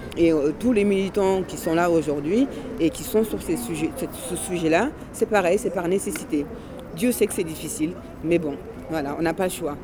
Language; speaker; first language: French; native; French